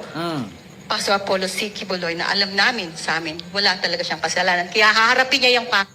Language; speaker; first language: Filipino; native; Filipino